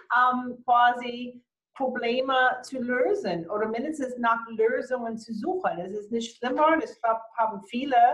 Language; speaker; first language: German; non-native, fluent; English